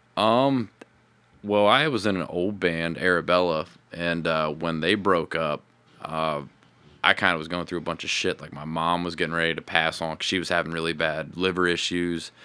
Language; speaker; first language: English; native; English